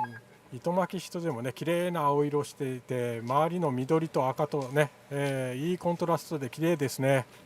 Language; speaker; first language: Japanese; native; Japanese